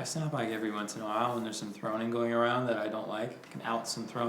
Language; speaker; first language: English; native; English